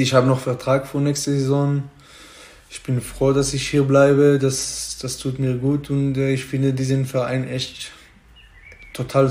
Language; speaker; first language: German; non-native, fluent; Hebrew